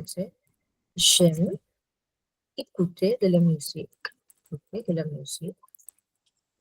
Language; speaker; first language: French; non-native, fluent; English